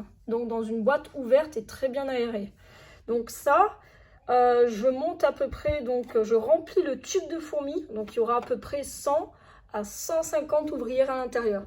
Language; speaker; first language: French; native; French